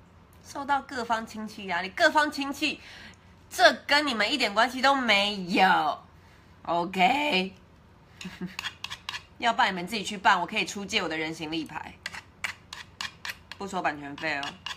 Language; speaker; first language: Chinese; native; Chinese